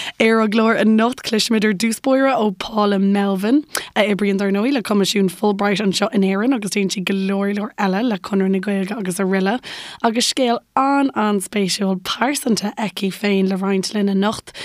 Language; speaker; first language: Irish; native; Irish